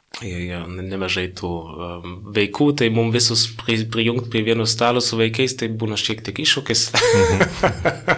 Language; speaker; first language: Lithuanian; non-native, fluent; German